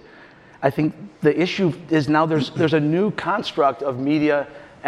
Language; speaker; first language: English; native; English